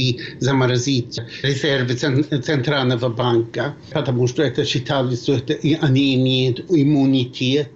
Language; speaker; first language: Russian; non-native, fluent; Swedish